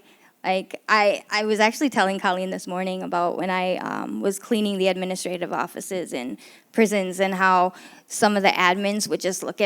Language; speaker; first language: English; native; English